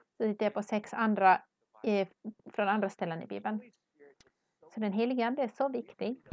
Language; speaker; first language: Swedish; non-native, learner; English